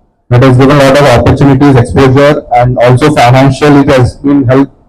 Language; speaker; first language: English; non-native, local second language; Telugu